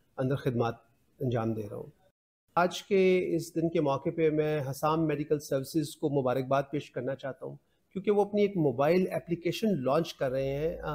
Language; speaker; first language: Urdu; non-native, local second language; Punjabi